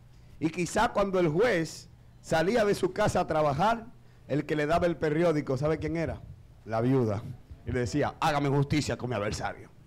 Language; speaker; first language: Spanish; native; Spanish